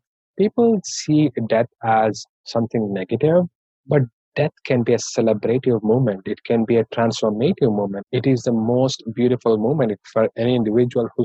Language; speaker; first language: English; non-native, local second language; Telugu